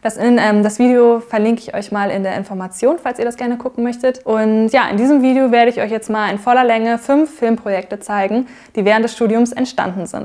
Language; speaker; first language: German; native; German